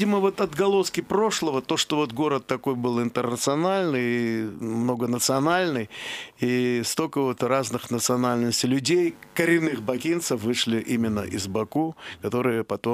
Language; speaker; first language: Russian; non-native, local second language; Azerbaijani